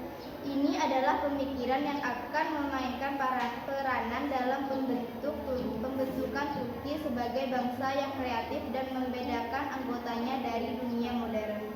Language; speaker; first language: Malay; non-native, local second language; Madurese